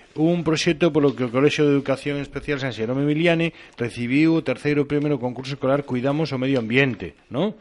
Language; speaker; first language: Galician; non-native, local second language; Spanish